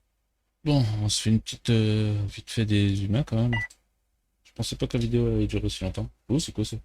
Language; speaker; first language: French; native; French